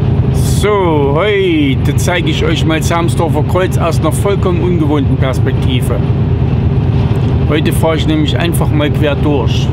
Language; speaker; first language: German; native; German